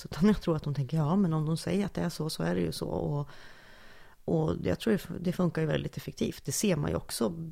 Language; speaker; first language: Swedish; native; Swedish